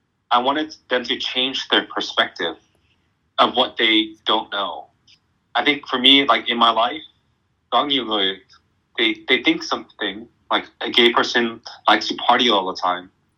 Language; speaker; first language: English; early bilingual, other home language; Vietnamese